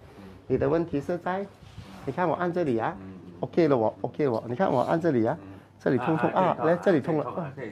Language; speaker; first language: Chinese; non-native, local second language; Cantonese